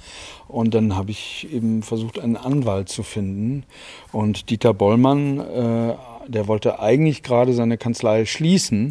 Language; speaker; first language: German; native; German